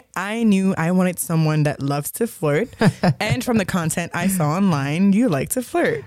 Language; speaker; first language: English; non-native, fluent; French